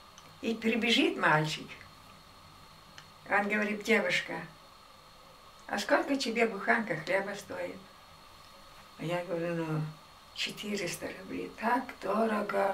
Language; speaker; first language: Russian; non-native, local second language; German